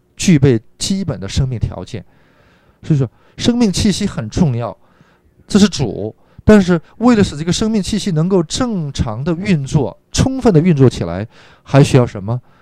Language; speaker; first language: Chinese; non-native, fluent; Korean